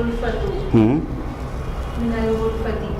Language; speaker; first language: Arabic; non-native, learner; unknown